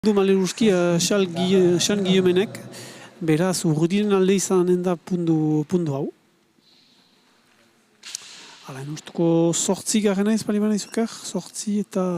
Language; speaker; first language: Basque; native; Basque